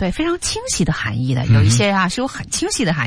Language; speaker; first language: Chinese; native; Chinese